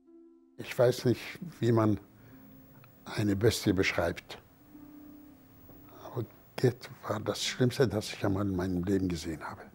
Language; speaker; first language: German; non-native, fluent; Polish